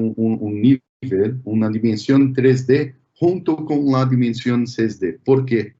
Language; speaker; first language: Spanish; non-native, fluent; Portuguese